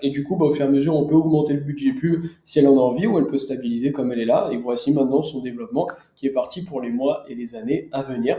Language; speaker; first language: French; native; French